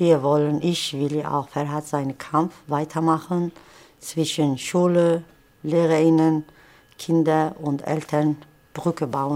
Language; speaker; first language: German; non-native, learner; Turkish